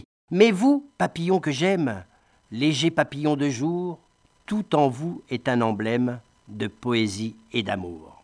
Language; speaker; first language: French; native; French